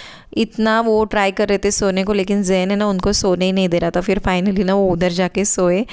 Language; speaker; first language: Hindi; native; Hindi